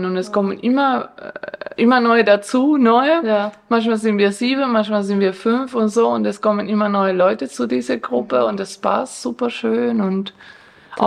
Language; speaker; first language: German; non-native, fluent; Spanish